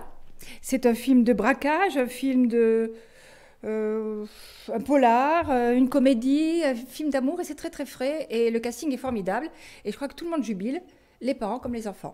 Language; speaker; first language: French; native; French